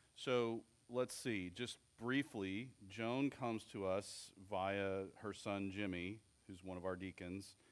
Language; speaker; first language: English; native; English